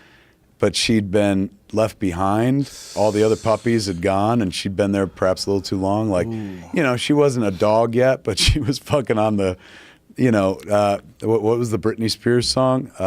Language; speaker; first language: English; native; English